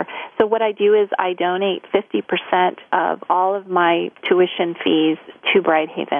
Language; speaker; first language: English; native; English